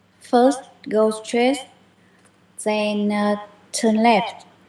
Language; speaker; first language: English; non-native, learner; Vietnamese